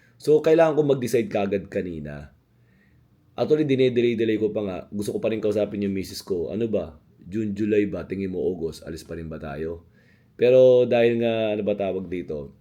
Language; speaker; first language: Filipino; native; Filipino